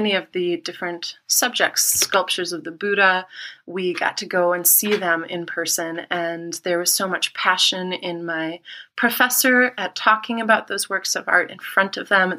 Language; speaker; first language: English; native; English